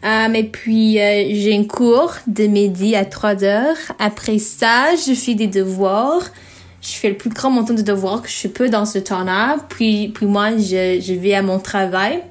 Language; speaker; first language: French; non-native, learner; English